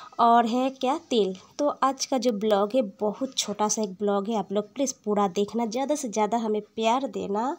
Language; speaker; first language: Hindi; non-native, local second language; Bangla